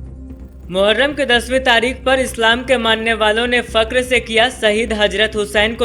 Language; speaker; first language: Hindi; native; Hindi